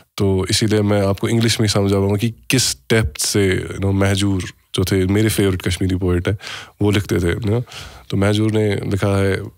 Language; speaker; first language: Hindi; non-native, local second language; Kashmiri